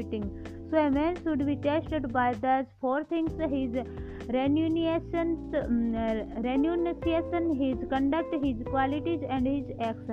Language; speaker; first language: English; non-native, local second language; Hindi